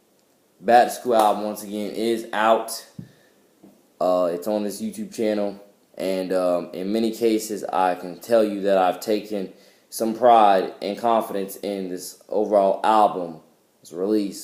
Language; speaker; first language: English; native; English